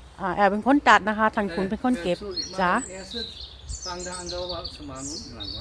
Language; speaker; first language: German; non-native, learner; Thai